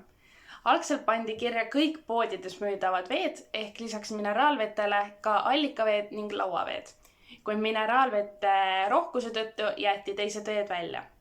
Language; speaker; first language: Estonian; native; Estonian